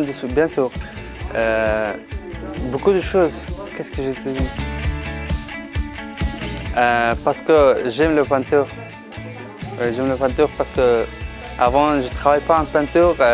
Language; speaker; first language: French; non-native, learner; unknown